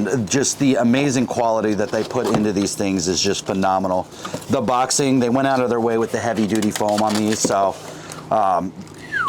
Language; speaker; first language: English; native; English